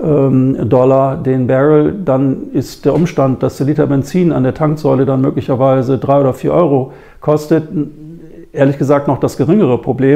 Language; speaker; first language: German; native; German